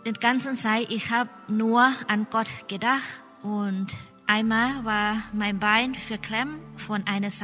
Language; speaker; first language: German; non-native, learner; Thai